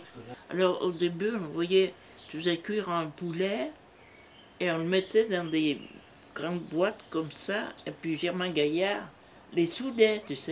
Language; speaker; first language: French; native; French